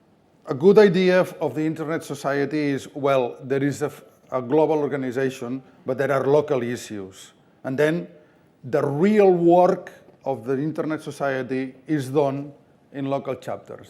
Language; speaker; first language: English; non-native, fluent; Catalan